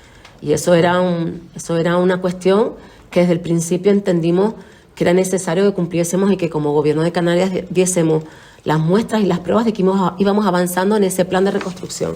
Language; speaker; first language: Spanish; native; Spanish